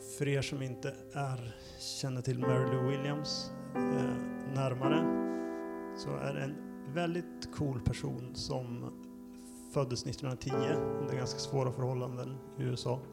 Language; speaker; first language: Swedish; native; Swedish